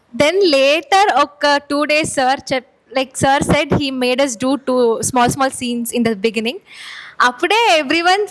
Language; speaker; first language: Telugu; non-native, learner; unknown